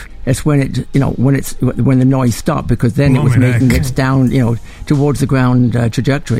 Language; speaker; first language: English; native; English